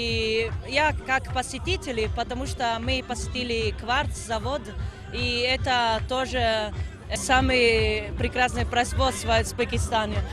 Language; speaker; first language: Russian; non-native, learner; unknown